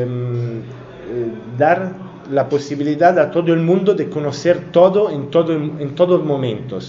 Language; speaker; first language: Spanish; non-native, learner; Italian